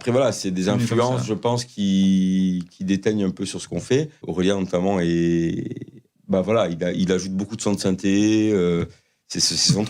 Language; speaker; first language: French; native; French